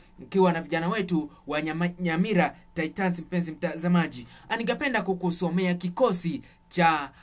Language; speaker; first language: Swahili; non-native, local second language; Gusii